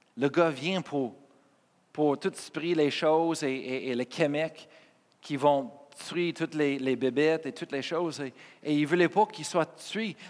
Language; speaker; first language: French; non-native, fluent; English